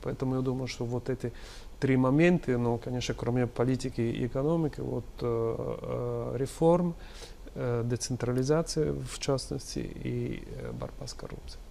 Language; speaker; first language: Russian; non-native, fluent; Italian